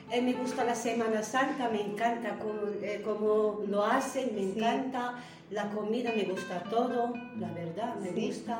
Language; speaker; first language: Spanish; non-native, learner; Arabic